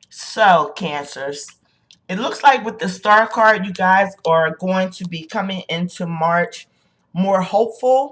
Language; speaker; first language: English; native; English